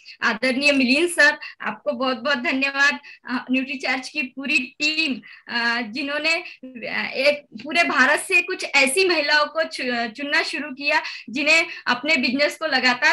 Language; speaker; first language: Hindi; native; Hindi